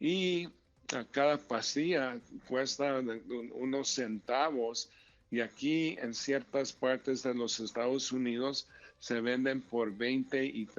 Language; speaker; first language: Spanish; early bilingual, heritage; Spanish